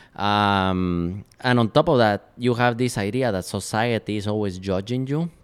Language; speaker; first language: English; non-native, fluent; Spanish